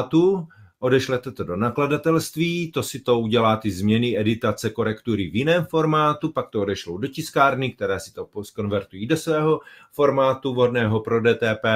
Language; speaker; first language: Czech; native; Czech